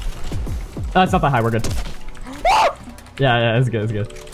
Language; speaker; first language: English; native; English